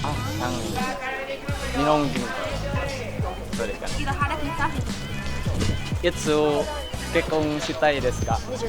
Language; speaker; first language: Japanese; non-native, learner; Indonesian